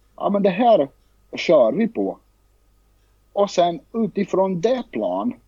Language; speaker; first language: Swedish; early bilingual, other home language; Bosnian